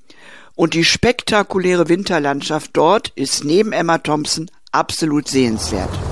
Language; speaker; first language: German; native; German